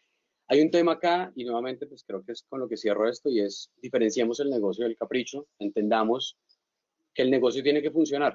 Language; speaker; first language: Spanish; native; Spanish